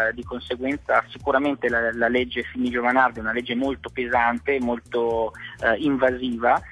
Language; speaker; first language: Italian; native; Italian